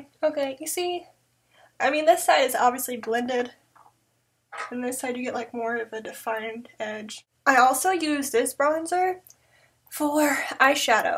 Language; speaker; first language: English; native; English